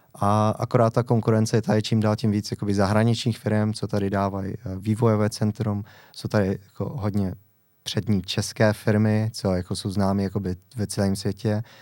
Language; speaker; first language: Czech; non-native, fluent; English